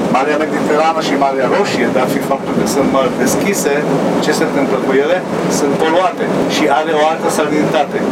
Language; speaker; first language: Romanian; early bilingual, heritage; Hebrew